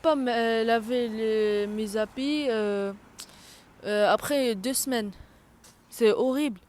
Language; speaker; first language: French; non-native, local second language; Arabic